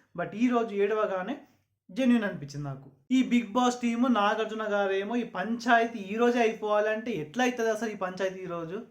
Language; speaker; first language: Telugu; non-native, local second language; Urdu